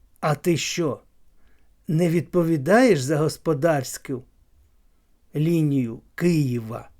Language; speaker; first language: Ukrainian; non-native, local second language; Russian